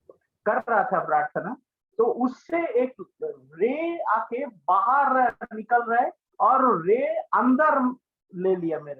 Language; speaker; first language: Hindi; non-native, local second language; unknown